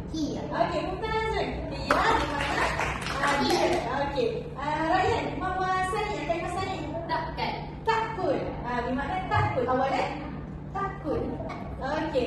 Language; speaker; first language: Arabic; non-native, learner; Malay